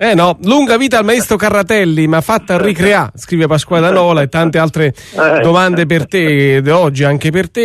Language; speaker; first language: Italian; native; Italian